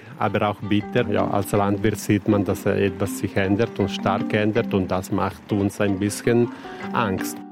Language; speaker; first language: German; non-native, local second language; Italian